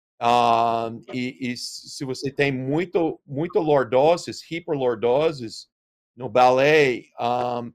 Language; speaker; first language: Portuguese; non-native, learner; English